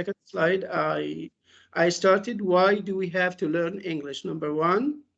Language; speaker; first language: English; non-native, fluent; Arabic